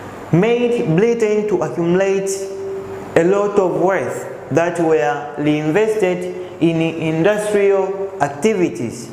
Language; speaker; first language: English; non-native, local second language; Swahili